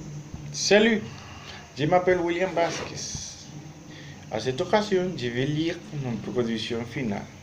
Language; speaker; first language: French; non-native, learner; Spanish